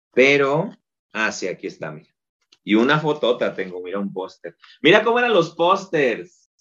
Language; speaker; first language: Spanish; native; Spanish